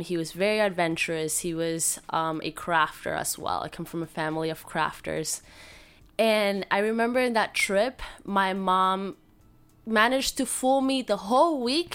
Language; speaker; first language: English; non-native, fluent; Spanish